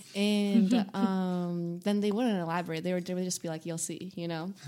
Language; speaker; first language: English; early bilingual, other home language; Hindi